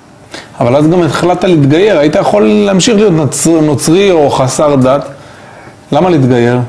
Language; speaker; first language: Hebrew; native; Hebrew